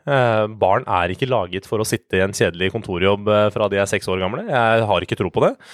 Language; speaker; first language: Norwegian; early bilingual, other home language; Persian